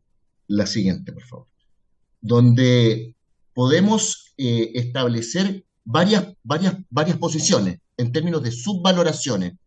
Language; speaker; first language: Spanish; native; Spanish